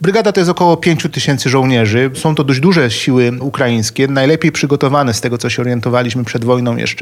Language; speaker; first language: Polish; native; Polish